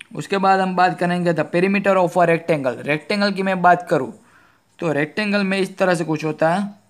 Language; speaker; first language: Hindi; non-native, local second language; Gujarati